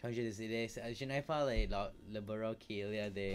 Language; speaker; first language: French; non-native, learner; English